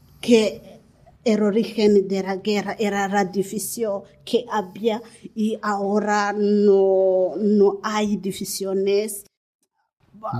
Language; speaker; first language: Spanish; non-native, learner; Kinyarwanda